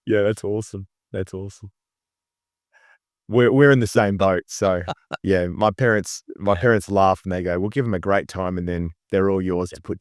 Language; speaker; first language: English; native; English